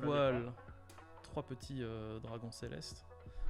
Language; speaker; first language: French; native; French